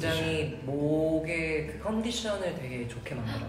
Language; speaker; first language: Korean; native; Korean